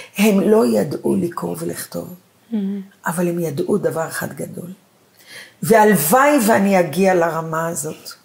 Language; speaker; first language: Hebrew; early bilingual, other home language; Arabic